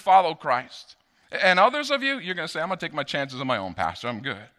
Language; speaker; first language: English; native; English